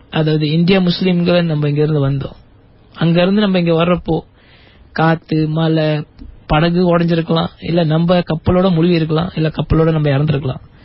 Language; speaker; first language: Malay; non-native, local second language; Tamil